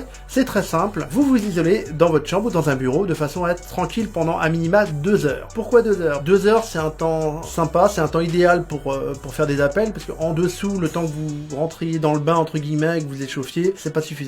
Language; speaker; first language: French; native; French